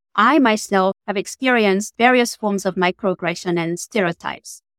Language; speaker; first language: English; non-native, fluent; Korean